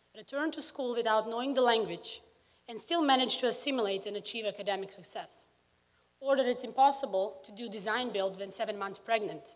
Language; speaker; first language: English; early bilingual, other home language; Bosnian